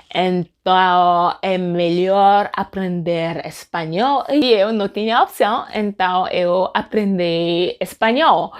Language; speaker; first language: Portuguese; non-native, learner; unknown